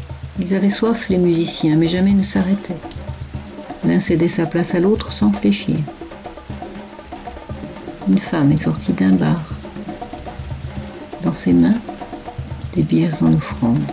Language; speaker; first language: French; native; French